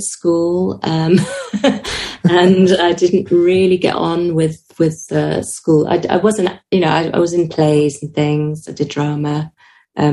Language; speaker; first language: English; native; English